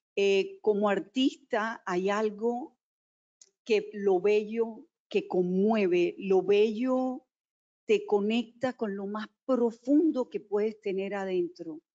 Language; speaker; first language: Spanish; native; Spanish